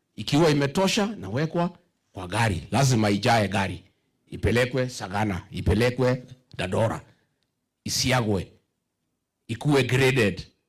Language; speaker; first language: Swahili; non-native, local second language; Kikuyu